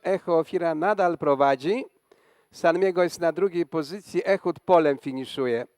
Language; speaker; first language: Polish; native; Polish